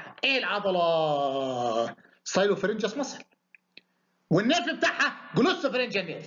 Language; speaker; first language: Arabic; native; Arabic